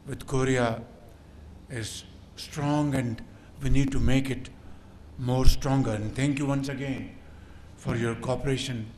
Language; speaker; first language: English; non-native, local second language; Urdu